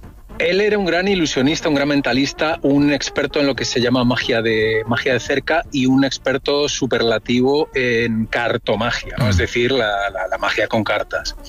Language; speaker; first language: Spanish; native; Spanish